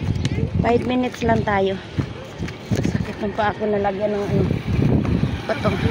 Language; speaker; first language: Filipino; native; Filipino